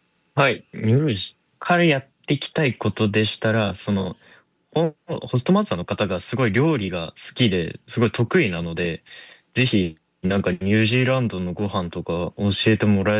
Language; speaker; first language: Japanese; native; Japanese